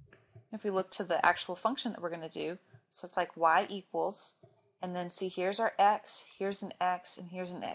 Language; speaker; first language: English; native; English